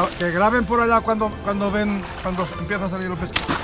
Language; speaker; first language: Spanish; native; Spanish